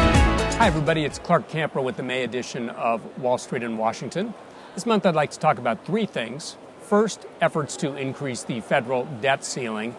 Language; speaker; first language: English; native; English